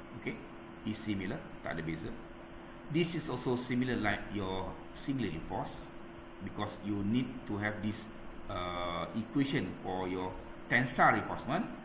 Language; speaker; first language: English; non-native, local second language; Malay